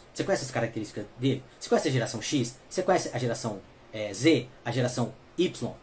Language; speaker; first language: Portuguese; native; Portuguese